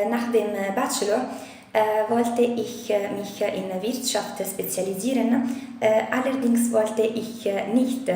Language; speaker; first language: German; non-native, fluent; Italian